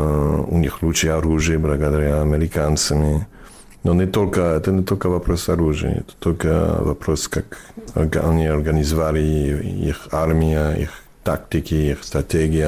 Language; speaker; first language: Russian; non-native, fluent; English